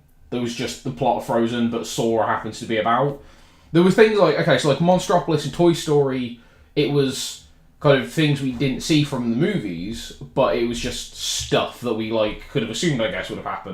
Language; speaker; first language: English; native; English